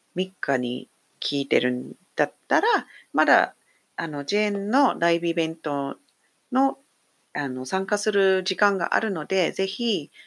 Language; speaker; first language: Japanese; non-native, fluent; English